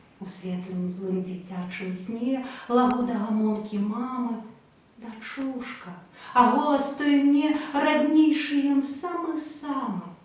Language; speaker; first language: Belarusian; native; Belarusian